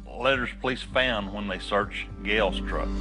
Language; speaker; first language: English; native; English